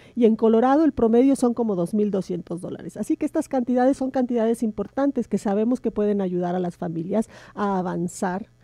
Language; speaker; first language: Spanish; native; Spanish